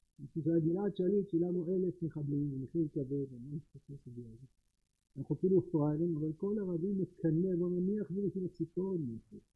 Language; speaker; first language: Hebrew; native; Hebrew